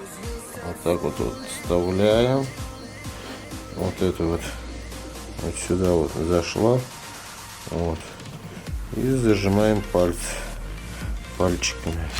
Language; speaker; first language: Russian; native; Russian